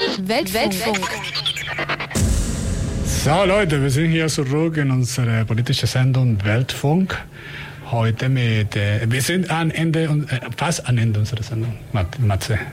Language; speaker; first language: German; non-native, learner; Spanish